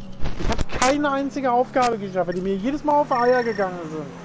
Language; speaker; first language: German; native; German